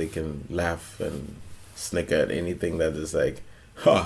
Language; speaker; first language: English; non-native, local second language; Akan